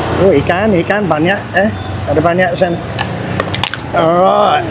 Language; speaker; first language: Indonesian; non-native, learner; English